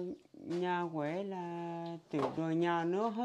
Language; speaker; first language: Vietnamese; non-native, local second language; Hmong